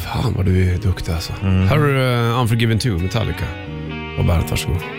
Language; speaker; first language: Swedish; native; Swedish